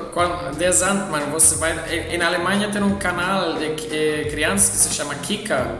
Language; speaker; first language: Portuguese; non-native, fluent; German